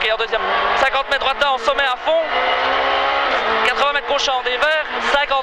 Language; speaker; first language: French; native; French